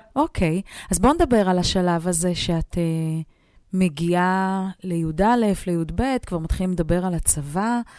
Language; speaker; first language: Hebrew; native; Hebrew